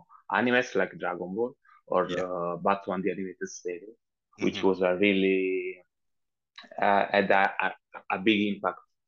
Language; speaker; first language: English; non-native, fluent; Italian